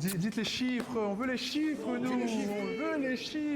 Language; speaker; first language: French; native; French